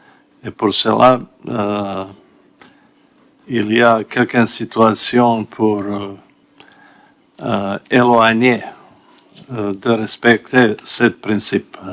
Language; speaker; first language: French; non-native, learner; Bosnian